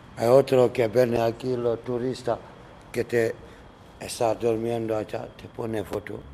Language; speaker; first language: Spanish; non-native, learner; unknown